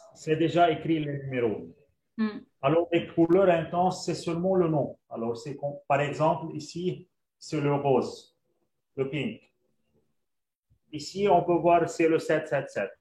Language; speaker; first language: French; non-native, local second language; Arabic